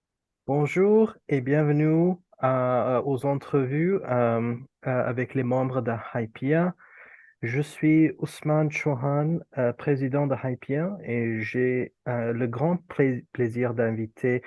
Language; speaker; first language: French; non-native, fluent; Urdu